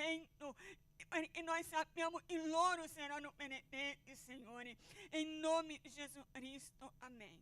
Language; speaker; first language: Italian; non-native, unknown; Portuguese